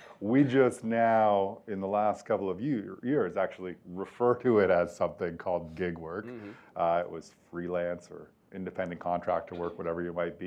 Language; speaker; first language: English; native; English